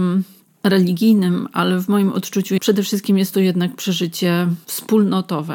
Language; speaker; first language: Polish; native; Polish